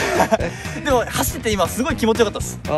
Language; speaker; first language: Japanese; native; Japanese